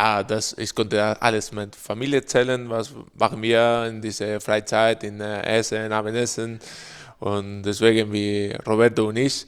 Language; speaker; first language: German; non-native, learner; Spanish